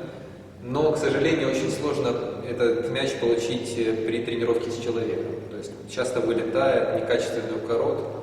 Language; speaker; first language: Russian; native; Russian